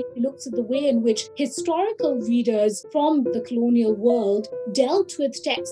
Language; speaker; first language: English; non-native, local second language; Bangla